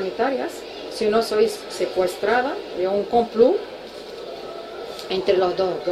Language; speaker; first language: Spanish; non-native, fluent; Arabic